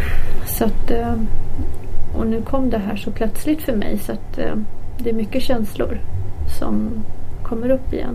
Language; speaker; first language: Swedish; early bilingual, other home language; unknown